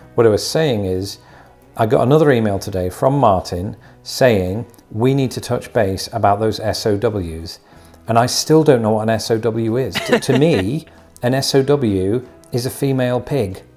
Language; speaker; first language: English; native; English